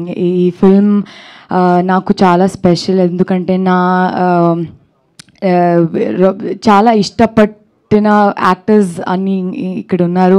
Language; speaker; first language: Telugu; non-native, learner; Kannada